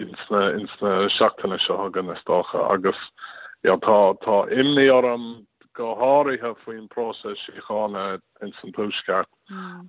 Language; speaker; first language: Irish; non-native, learner; English